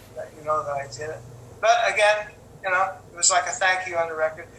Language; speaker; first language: English; native; English